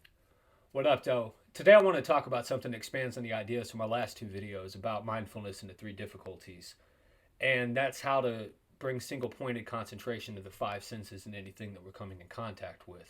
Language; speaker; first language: English; native; English